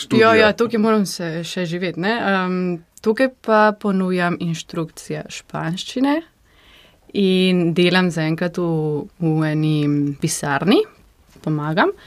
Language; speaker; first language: Slovenian; early bilingual, heritage; Slovenian